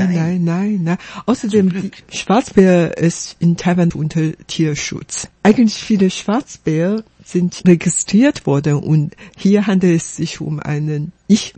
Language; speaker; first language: German; non-native, fluent; Chinese